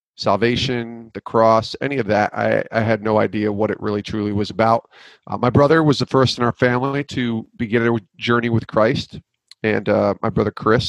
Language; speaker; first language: English; native; English